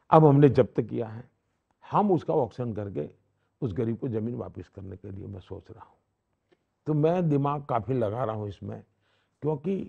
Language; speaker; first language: Hindi; non-native, local second language; Gujarati